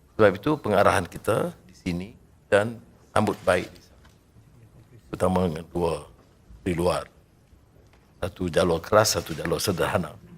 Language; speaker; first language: Malay; native; Malay